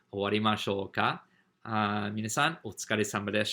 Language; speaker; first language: Japanese; non-native, fluent; English